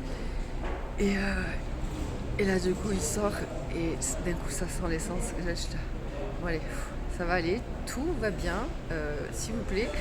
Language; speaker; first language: French; native; French